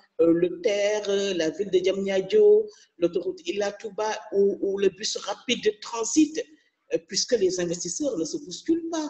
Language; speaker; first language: French; non-native, local second language; Wolof